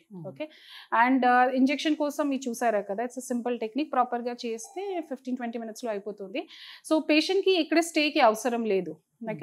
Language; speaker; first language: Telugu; non-native, fluent; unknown